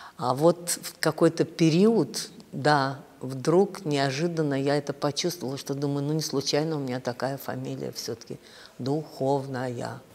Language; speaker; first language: Russian; native; Russian